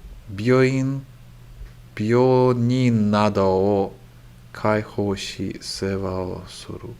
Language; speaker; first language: Japanese; non-native, learner; English